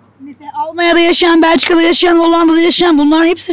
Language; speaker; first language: Turkish; native; Turkish